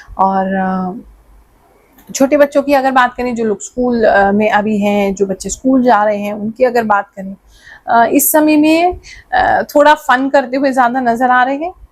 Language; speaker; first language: Hindi; native; Hindi